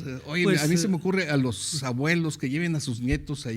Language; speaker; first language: Spanish; native; Spanish